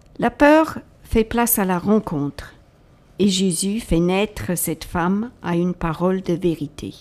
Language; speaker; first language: French; native; French